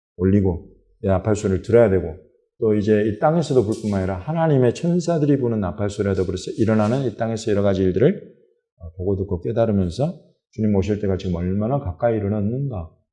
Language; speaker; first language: Korean; native; Korean